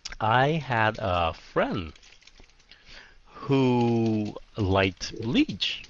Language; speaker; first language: English; early bilingual, heritage; Vietnamese